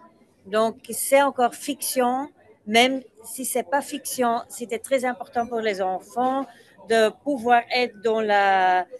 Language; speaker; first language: French; non-native, local second language; Dutch